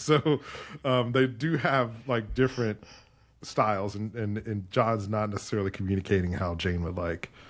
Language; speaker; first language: English; native; English